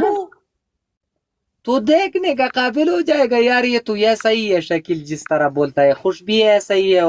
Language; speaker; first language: Hindi; non-native, local second language; Pashto